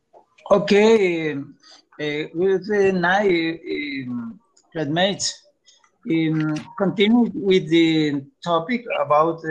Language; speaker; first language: English; non-native, learner; Spanish